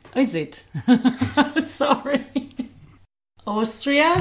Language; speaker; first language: English; non-native, fluent; Hungarian